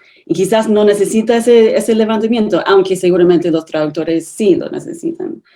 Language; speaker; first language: Spanish; non-native, fluent; English